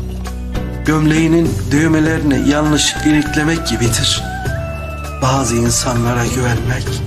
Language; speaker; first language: Turkish; native; Turkish